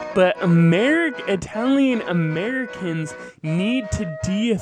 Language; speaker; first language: English; native; English